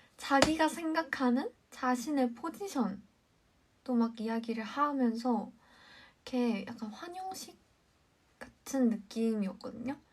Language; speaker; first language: Korean; native; Korean